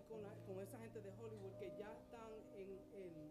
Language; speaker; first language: Spanish; early bilingual, heritage; English